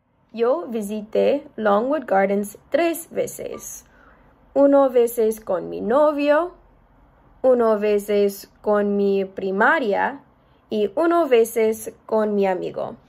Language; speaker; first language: Spanish; non-native, learner; English